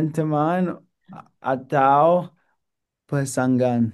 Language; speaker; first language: Indonesian; non-native, learner; English